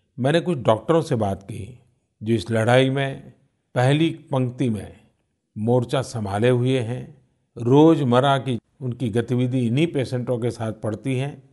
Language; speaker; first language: Hindi; non-native, local second language; Gujarati